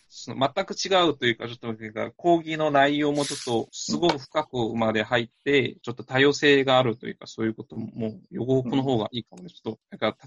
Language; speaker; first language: Japanese; non-native, fluent; Korean